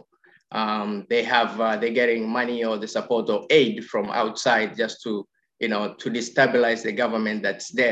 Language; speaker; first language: English; non-native, local second language; Somali